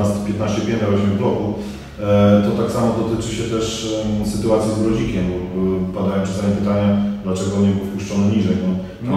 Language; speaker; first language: Polish; native; Polish